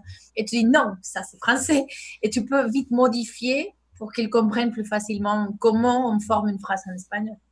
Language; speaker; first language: French; non-native, fluent; Spanish